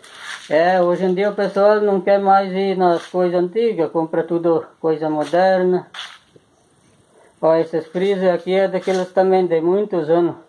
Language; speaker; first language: Portuguese; native; Portuguese